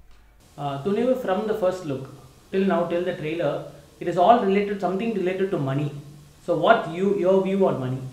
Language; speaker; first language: Tamil; native; Tamil